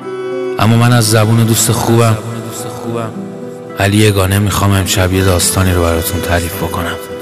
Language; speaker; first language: Persian; native; Persian